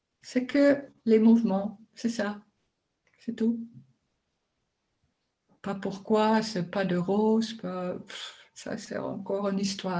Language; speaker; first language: French; non-native, learner; Dutch